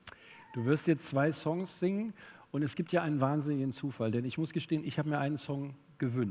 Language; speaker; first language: German; native; German